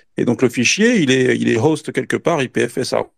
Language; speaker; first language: French; native; French